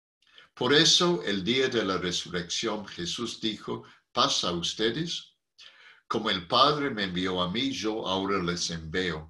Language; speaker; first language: Spanish; non-native, fluent; English